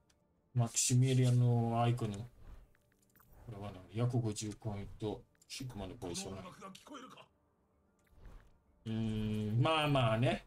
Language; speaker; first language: Japanese; non-native, fluent; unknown